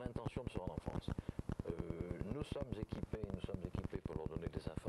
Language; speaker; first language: French; native; French